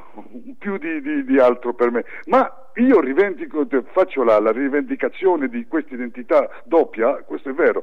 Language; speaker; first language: Italian; early bilingual, heritage; French